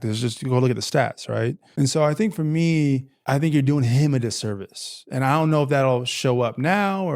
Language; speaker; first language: English; native; English